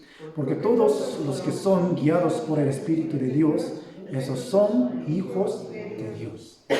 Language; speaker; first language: Spanish; non-native, fluent; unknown